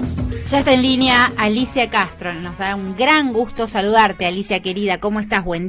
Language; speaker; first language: Spanish; native; Spanish